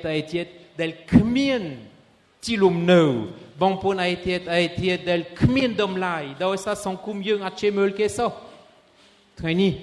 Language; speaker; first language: Khmer; non-native, fluent; French